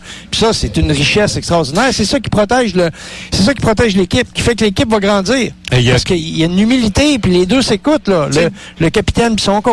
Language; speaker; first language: French; native; French